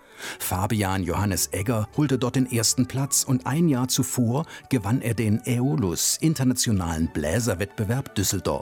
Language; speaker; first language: German; native; German